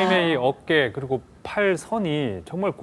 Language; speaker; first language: Korean; native; Korean